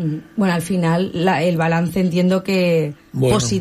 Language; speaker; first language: Spanish; native; Spanish